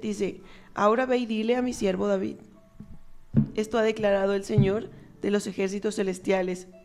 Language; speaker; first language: Spanish; native; Spanish